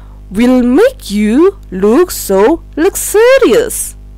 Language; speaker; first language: English; non-native, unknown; Indonesian